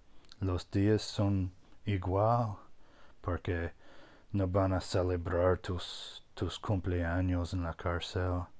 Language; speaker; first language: Spanish; non-native, fluent; English